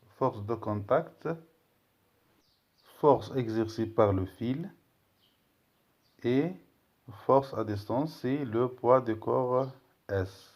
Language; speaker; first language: French; non-native, local second language; Arabic